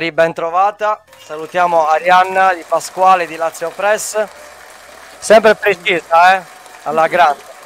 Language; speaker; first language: Italian; native; Italian